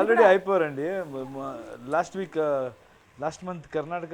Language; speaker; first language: Telugu; non-native, learner; Kannada